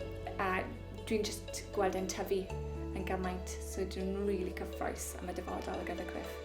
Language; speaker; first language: Welsh; non-native, local second language; English